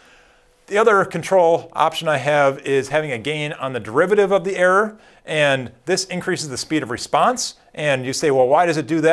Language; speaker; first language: English; native; English